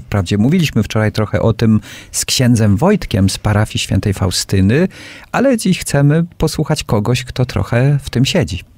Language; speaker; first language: Polish; native; Polish